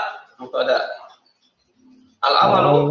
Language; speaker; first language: Arabic; non-native, fluent; Indonesian